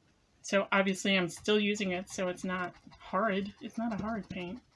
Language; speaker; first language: English; native; English